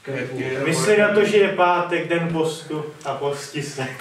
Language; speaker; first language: Czech; native; Czech